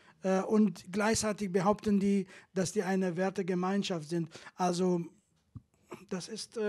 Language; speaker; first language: German; non-native, fluent; Kurdish